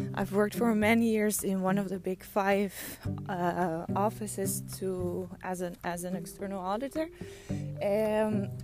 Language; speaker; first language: English; non-native, fluent; Dutch